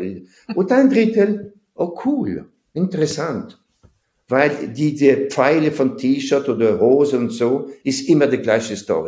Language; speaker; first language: German; non-native, fluent; French